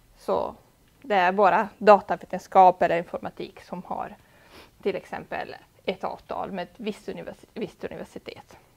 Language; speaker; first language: Swedish; non-native, fluent; Italian